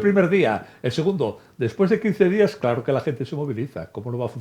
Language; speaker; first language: Spanish; native; Spanish